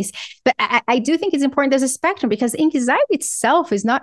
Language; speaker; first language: English; non-native, fluent; Portuguese